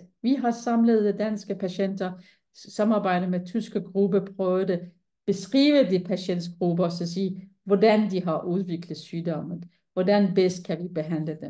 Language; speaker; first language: Danish; non-native, fluent; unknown